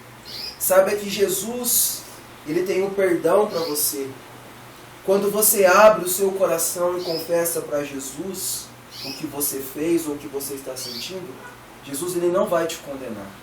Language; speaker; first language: Portuguese; native; Portuguese